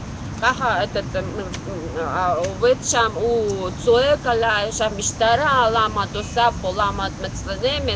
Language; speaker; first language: Hebrew; non-native, local second language; Russian